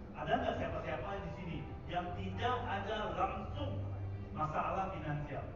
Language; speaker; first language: Indonesian; non-native, fluent; Tamil